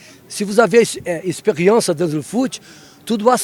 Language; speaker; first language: French; non-native, learner; Portuguese